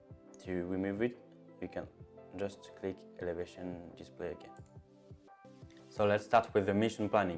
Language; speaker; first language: English; non-native, fluent; French